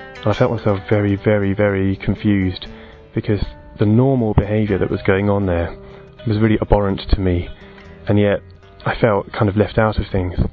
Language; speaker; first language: English; native; English